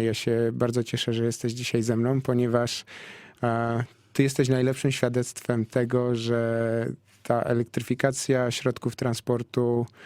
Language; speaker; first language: Polish; native; Polish